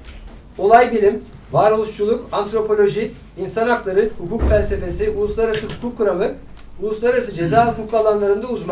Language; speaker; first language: Turkish; native; Turkish